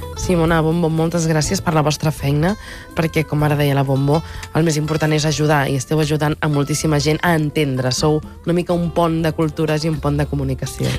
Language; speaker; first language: Catalan; native; Catalan